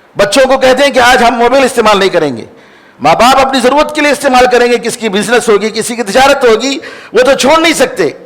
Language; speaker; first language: Urdu; native; Urdu